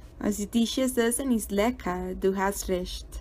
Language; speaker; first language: German; non-native, learner; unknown